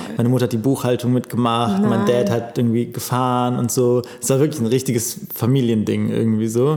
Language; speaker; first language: German; native; German